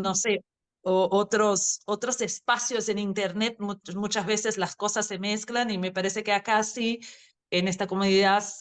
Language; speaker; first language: Spanish; non-native, fluent; Portuguese